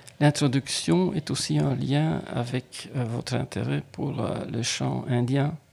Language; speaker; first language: French; native; French